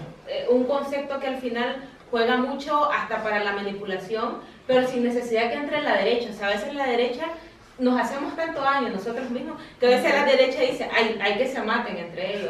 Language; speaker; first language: Spanish; native; Spanish